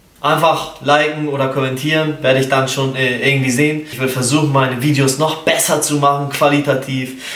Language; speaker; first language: German; early bilingual, other home language; Polish